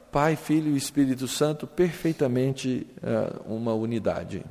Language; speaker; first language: Portuguese; native; Portuguese